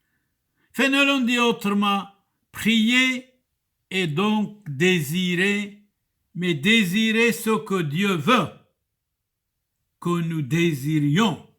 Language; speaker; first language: French; non-native, fluent; Turoyo